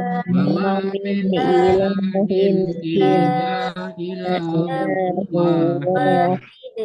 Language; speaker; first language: Arabic; non-native, learner; Indonesian